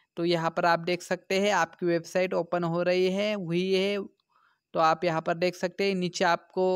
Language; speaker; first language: Hindi; non-native, local second language; Marathi